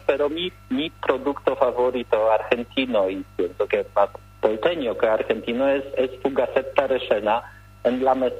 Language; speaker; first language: Spanish; non-native, learner; Polish